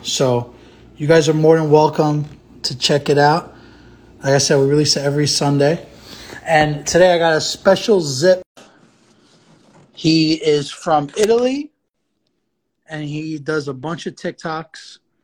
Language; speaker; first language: English; early bilingual, other home language; Italian